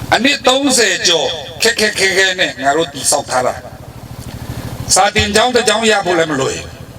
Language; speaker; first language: Burmese; non-native, local second language; Pa'o Karen